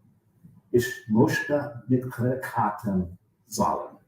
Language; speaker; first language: German; non-native, learner; English